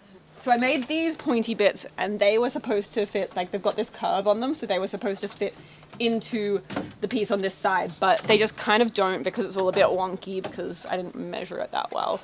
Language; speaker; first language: English; native; English